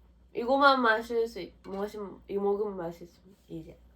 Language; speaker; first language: Korean; non-native, fluent; Japanese